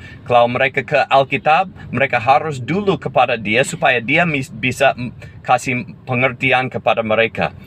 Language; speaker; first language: Indonesian; non-native, fluent; English